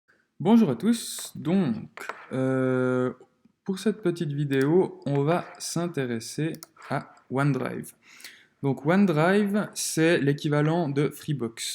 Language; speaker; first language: French; native; French